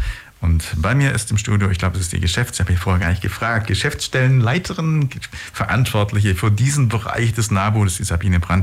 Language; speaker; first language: German; native; German